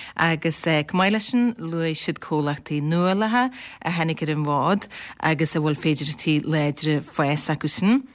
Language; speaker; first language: Irish; native; Irish